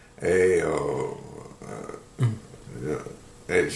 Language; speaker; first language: Swedish; non-native, learner; Finnish